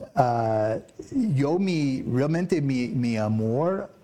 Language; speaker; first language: Spanish; non-native, fluent; English